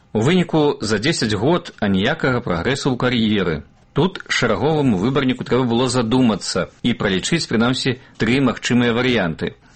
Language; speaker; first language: Belarusian; native; Belarusian